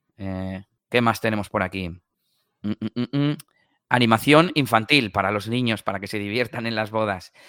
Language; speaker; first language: Spanish; native; Spanish